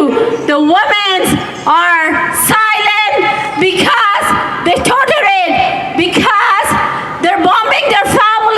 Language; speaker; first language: English; non-native, learner; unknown